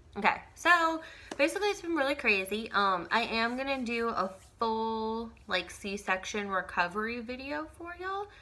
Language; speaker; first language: English; native; English